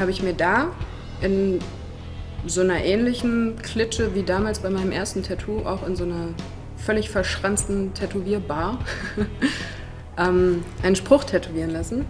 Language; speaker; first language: German; native; German